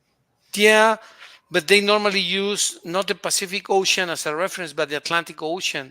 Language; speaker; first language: English; non-native, fluent; Spanish